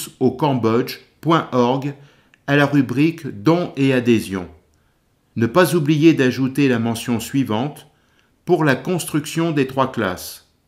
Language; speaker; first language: French; native; French